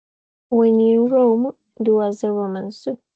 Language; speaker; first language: English; non-native, fluent; Spanish